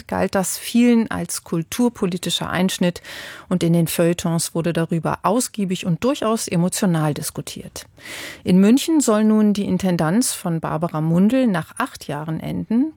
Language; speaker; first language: German; native; German